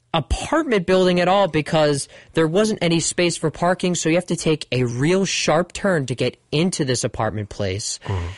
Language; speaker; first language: English; native; English